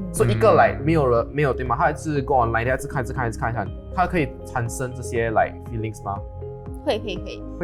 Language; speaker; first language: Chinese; non-native, local second language; English